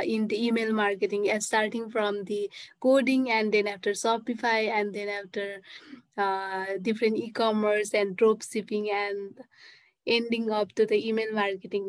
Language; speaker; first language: English; non-native, local second language; Nepali